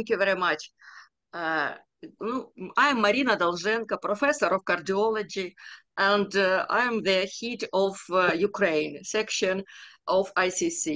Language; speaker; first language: English; non-native, learner; Ukrainian